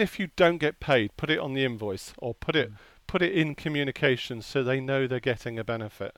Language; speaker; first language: English; native; English